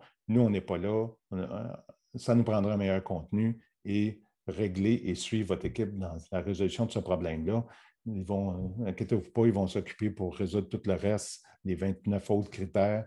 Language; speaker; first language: French; native; French